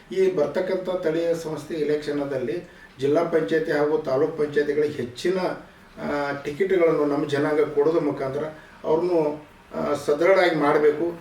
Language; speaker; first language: Kannada; native; Kannada